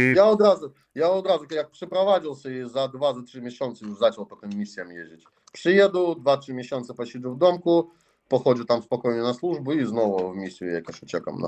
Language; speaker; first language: Polish; non-native, learner; Russian